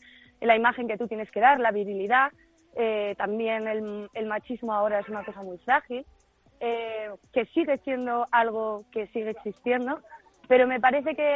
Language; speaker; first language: Spanish; native; Spanish